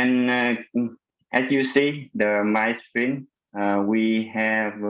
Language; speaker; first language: English; non-native, fluent; Vietnamese